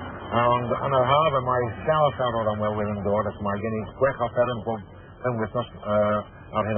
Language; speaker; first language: Welsh; non-native, learner; English